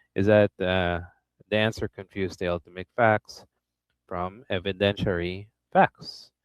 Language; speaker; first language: English; non-native, local second language; Filipino